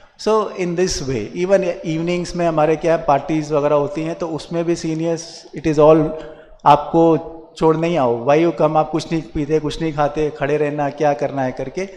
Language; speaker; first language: Hindi; non-native, local second language; Kannada